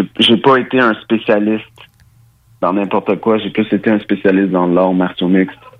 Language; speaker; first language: French; early bilingual, other home language; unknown